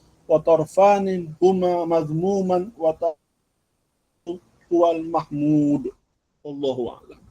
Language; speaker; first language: Arabic; non-native, fluent; Malay